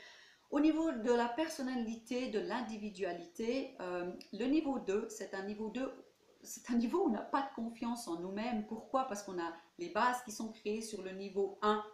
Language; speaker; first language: French; native; French